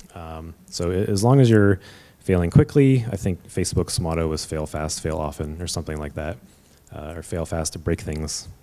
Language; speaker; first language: English; native; English